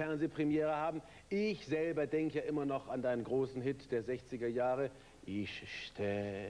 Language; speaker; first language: German; native; German